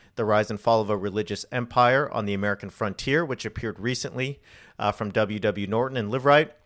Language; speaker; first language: English; native; English